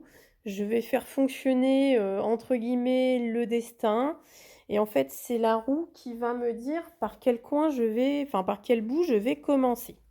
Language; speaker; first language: French; native; French